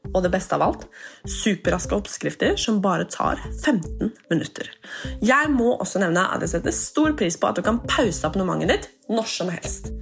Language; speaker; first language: Norwegian; native; Norwegian